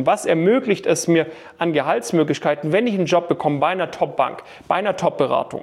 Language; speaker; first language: German; native; German